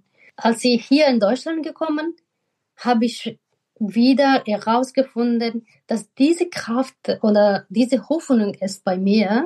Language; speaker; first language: German; non-native, fluent; Persian